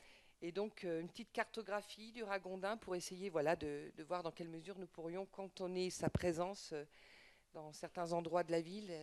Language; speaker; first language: French; native; French